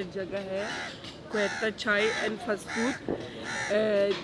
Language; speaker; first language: Hindi; non-native, learner; Turkish